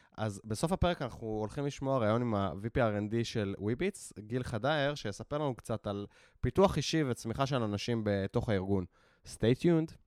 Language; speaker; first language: Hebrew; native; Hebrew